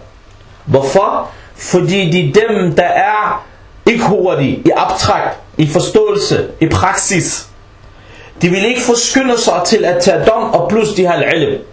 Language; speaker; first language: Danish; early bilingual, other home language; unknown